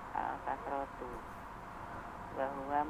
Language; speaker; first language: Arabic; non-native, learner; Indonesian